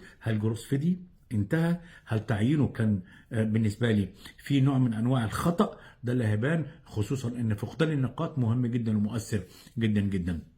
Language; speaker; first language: Arabic; native; Arabic